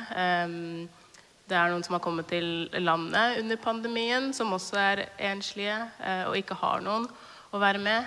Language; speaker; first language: Norwegian; early bilingual, other home language; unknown